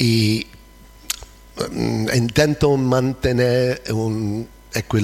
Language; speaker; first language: Spanish; non-native, fluent; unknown